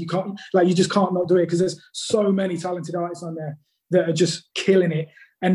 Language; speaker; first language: English; native; English